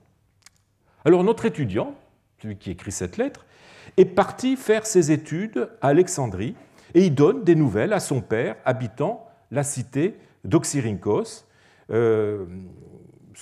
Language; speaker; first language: French; native; French